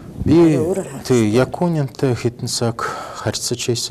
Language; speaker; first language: Mongolian; non-native, fluent; Russian